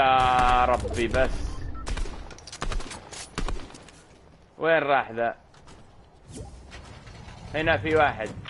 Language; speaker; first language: Arabic; native; Arabic